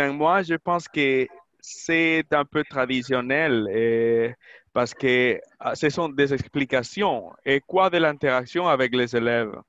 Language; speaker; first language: French; non-native, fluent; Spanish